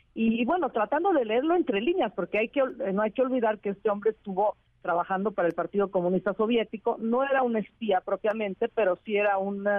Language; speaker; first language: Spanish; non-native, fluent; Italian